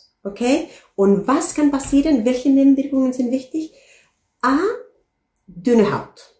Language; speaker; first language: German; non-native, fluent; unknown